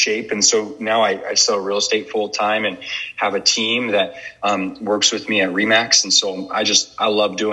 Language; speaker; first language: English; native; English